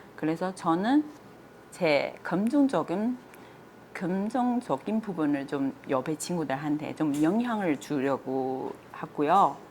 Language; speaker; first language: Korean; non-native, fluent; Chinese